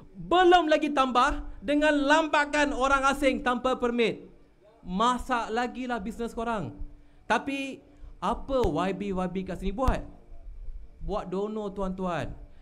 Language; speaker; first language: Malay; non-native, local second language; Tamil